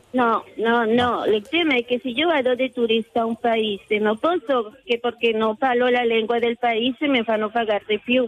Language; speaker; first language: Italian; non-native, learner; Spanish